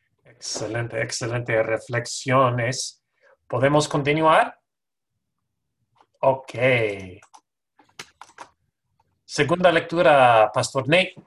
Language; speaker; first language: Spanish; non-native, fluent; English